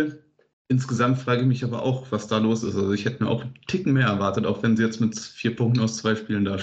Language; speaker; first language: German; native; German